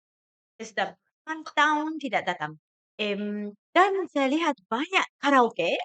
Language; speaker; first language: Indonesian; non-native, fluent; Japanese